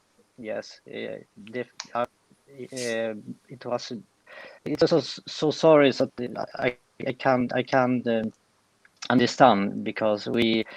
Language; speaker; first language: English; non-native, fluent; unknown